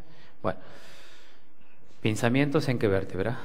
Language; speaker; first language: Spanish; native; Spanish